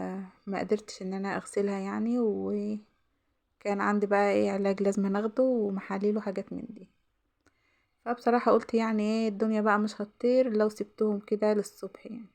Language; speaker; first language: Arabic; native; Arabic